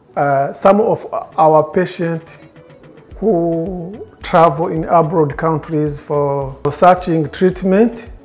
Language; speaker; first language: English; non-native, local second language; Kinyarwanda